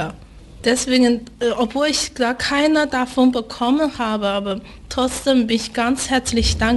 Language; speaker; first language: German; non-native, fluent; Chinese